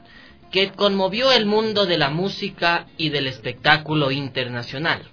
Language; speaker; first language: Spanish; native; Spanish